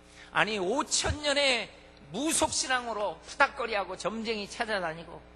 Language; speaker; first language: Korean; native; Korean